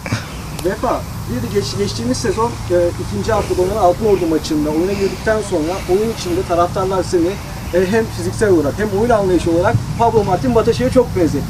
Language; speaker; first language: Turkish; native; Turkish